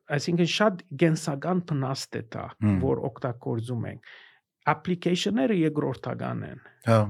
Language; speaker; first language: Armenian; early bilingual, heritage; Armenian